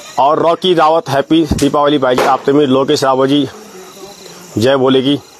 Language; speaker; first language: Hindi; non-native, local second language; Garhwali